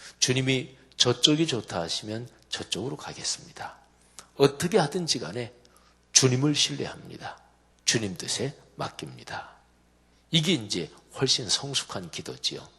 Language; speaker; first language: Korean; native; Korean